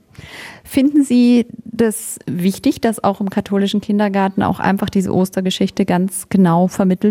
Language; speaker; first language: German; native; German